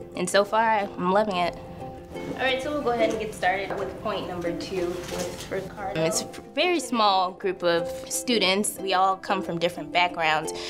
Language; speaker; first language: English; native; English